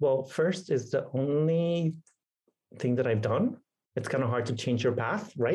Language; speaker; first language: English; non-native, fluent; Spanish